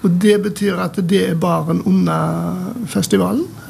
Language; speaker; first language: Norwegian; native; Norwegian